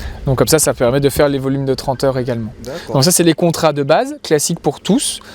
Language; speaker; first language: French; native; French